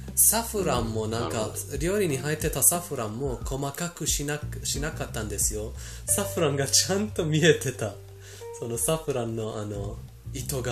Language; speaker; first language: Japanese; non-native, fluent; Persian